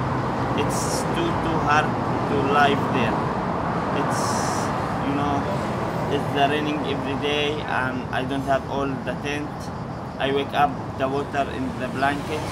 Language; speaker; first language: English; non-native, learner; Arabic